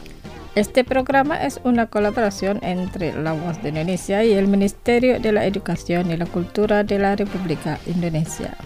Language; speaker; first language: Spanish; non-native, fluent; Indonesian